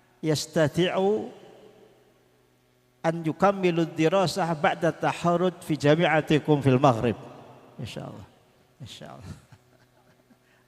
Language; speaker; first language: Arabic; non-native, fluent; Indonesian